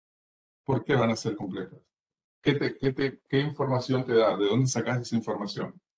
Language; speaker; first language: Spanish; native; Spanish